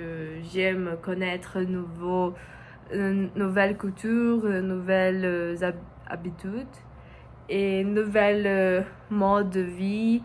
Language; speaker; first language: French; non-native, learner; Portuguese